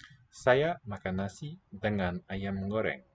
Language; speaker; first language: Indonesian; non-native, learner; English